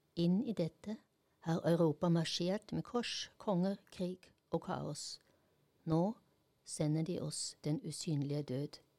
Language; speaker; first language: Norwegian; non-native, fluent; German